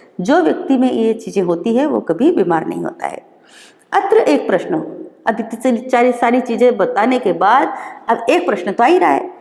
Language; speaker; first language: Hindi; native; Hindi